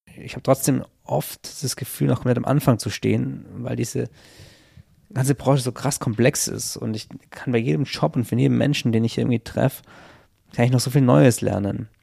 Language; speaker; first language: German; native; German